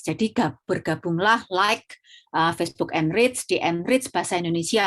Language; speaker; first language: Indonesian; native; Indonesian